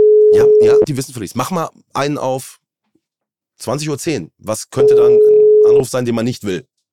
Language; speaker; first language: German; native; German